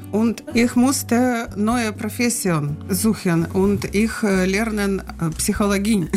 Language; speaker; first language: German; non-native, learner; Russian